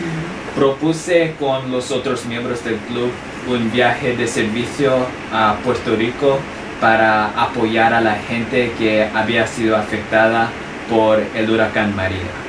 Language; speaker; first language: Spanish; non-native, fluent; English